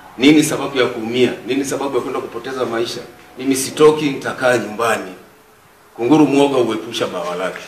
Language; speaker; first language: Swahili; native; Swahili